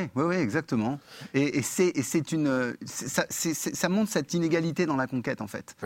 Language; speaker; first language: French; native; French